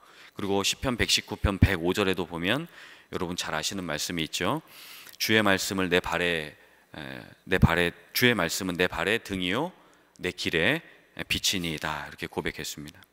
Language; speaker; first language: Korean; native; Korean